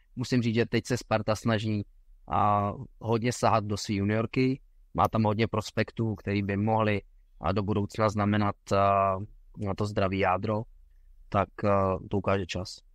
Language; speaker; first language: Czech; native; Czech